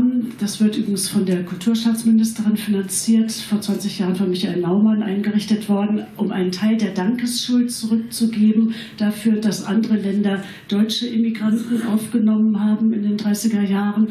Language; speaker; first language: German; native; German